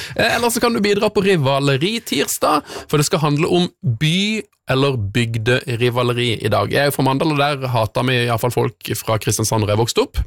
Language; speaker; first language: Norwegian; native; Norwegian